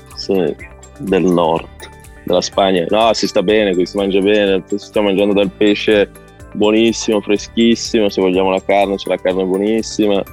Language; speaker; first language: Italian; native; Italian